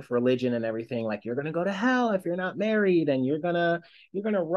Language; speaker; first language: English; native; English